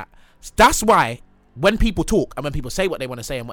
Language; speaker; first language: English; native; English